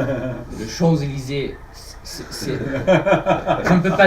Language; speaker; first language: French; non-native, learner; Arabic